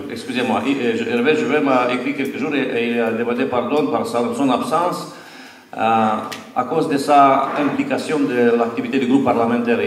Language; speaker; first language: French; non-native, fluent; Romanian